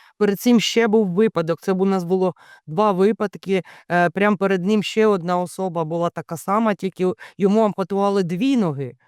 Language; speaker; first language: Ukrainian; native; Ukrainian